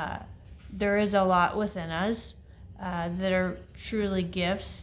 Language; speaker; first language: English; native; English